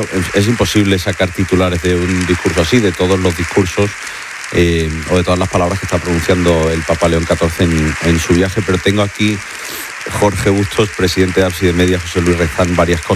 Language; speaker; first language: Spanish; native; Spanish